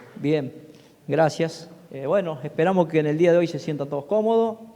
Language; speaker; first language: Spanish; native; Spanish